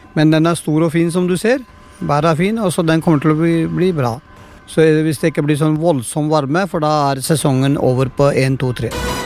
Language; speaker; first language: Norwegian; non-native, fluent; Punjabi